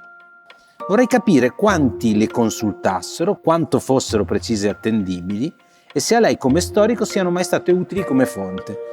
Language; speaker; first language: Italian; native; Italian